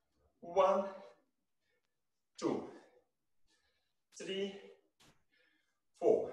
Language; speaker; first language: English; non-native, learner; Russian